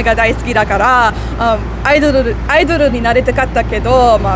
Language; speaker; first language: Japanese; non-native, learner; English